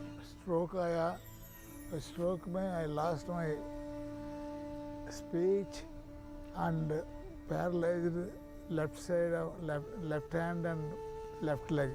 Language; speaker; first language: Hindi; non-native, local second language; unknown